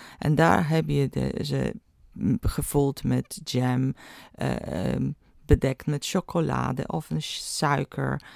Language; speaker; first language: Dutch; non-native, fluent; Polish